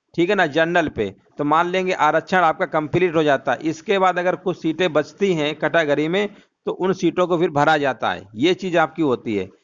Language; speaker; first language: Hindi; native; Hindi